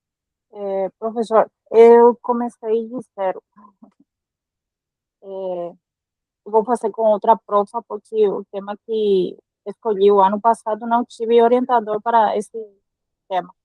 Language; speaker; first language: Portuguese; non-native, fluent; Spanish